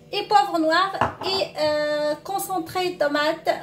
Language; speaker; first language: French; non-native, local second language; Arabic